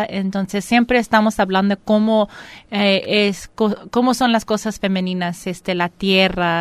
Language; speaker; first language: Spanish; early bilingual, heritage; Spanish